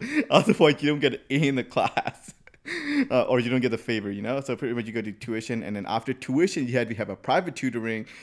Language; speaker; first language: English; early bilingual, other home language; Burmese